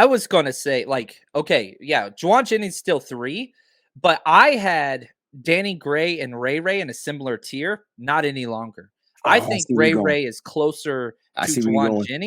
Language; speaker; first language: English; native; English